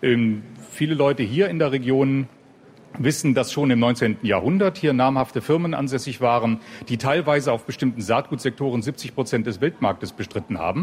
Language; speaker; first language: German; native; German